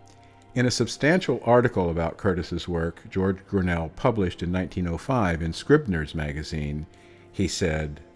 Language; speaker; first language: English; native; English